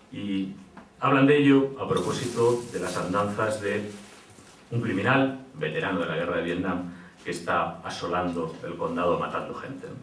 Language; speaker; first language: Spanish; native; Spanish